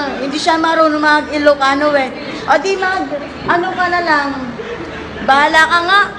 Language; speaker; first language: Filipino; native; Filipino